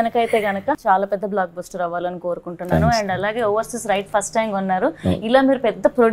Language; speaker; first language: Telugu; native; Telugu